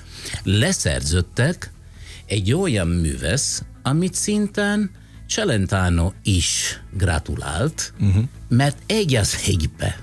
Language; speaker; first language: Hungarian; non-native, fluent; Italian